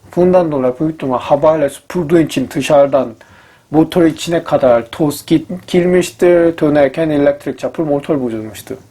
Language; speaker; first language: Turkish; non-native, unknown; Korean